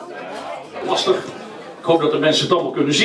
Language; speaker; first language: Dutch; native; Dutch